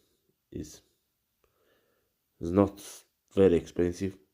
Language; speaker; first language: English; non-native, learner; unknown